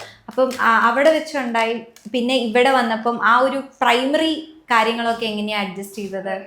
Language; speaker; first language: Malayalam; native; Malayalam